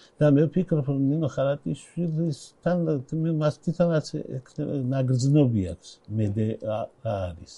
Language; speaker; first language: Georgian; native; Georgian